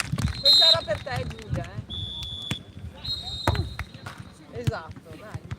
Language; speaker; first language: Italian; native; Italian